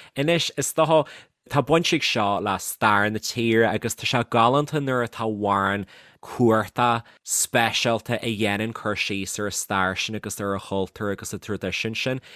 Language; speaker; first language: Irish; native; Irish